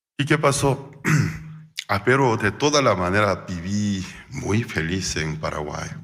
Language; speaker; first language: Spanish; non-native, fluent; Korean